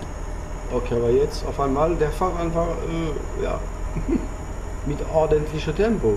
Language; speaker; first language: German; non-native, fluent; French